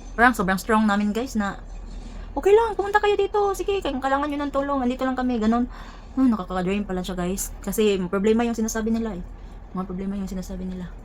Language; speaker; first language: Filipino; non-native, local second language; Cebuano